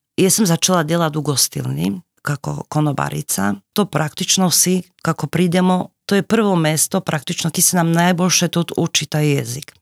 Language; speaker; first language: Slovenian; non-native, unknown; Slovak